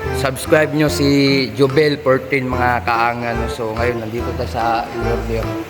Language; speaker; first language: Filipino; non-native, local second language; Cebuano